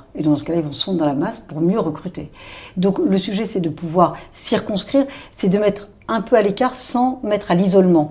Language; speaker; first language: French; native; French